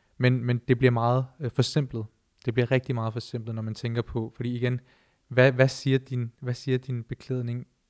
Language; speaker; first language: Danish; early bilingual, other home language; Punjabi